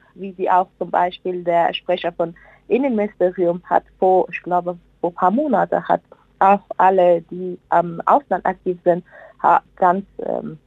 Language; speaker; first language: German; non-native, fluent; Persian